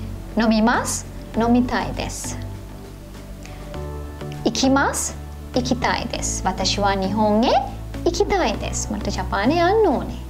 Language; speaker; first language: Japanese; non-native, fluent; Sinhala